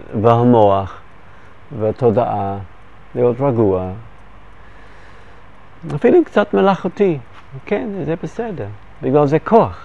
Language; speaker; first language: Hebrew; non-native, fluent; English